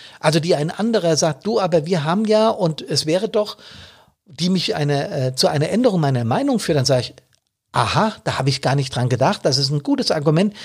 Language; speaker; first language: German; native; German